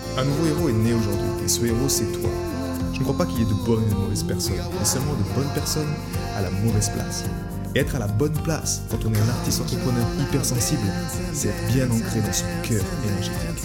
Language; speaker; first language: French; native; French